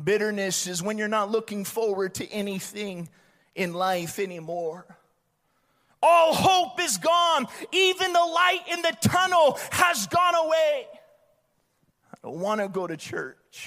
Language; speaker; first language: English; native; English